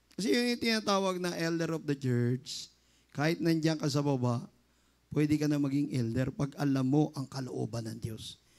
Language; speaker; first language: Filipino; native; Filipino